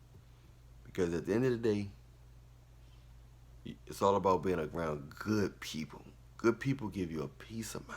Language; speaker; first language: English; native; English